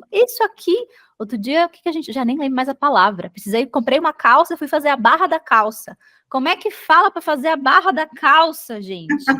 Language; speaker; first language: Portuguese; native; Portuguese